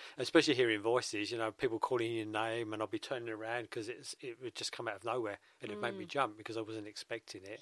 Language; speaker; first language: English; native; English